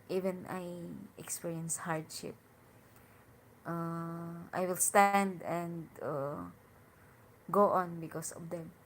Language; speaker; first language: English; non-native, learner; Hiligaynon